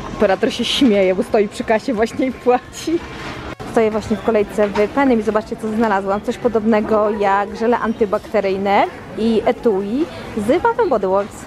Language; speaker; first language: Polish; native; Polish